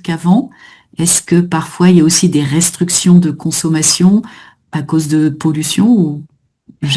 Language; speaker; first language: French; native; French